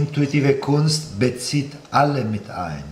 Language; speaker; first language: German; non-native, fluent; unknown